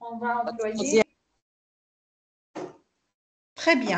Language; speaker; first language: French; non-native, local second language; Arabic